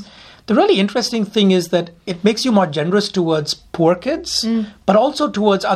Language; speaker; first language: English; non-native, local second language; Hindi